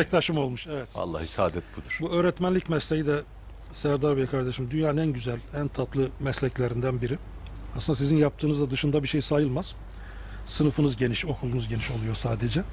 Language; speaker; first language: Turkish; native; Turkish